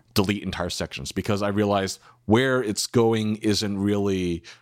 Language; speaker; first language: English; native; English